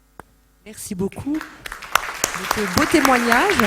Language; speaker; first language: French; native; French